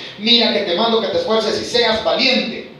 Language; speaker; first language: Spanish; native; Spanish